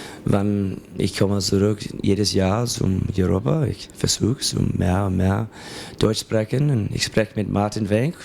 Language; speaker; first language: German; non-native, learner; English